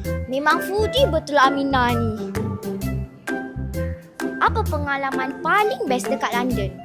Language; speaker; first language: Malay; native; Malay